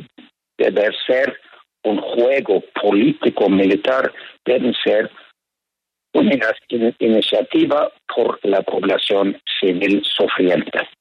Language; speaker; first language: Spanish; non-native, fluent; Norwegian